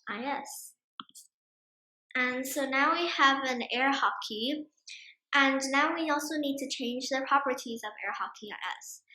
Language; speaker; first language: English; non-native, fluent; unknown